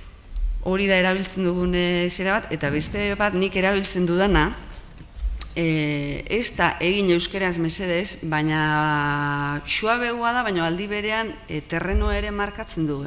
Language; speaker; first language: Basque; native; Basque